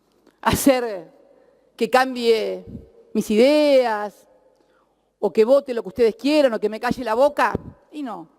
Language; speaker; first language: Spanish; native; Spanish